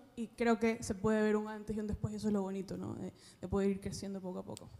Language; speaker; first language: Spanish; native; Spanish